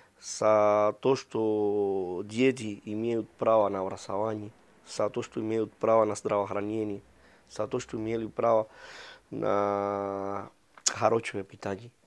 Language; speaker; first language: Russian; non-native, fluent; Spanish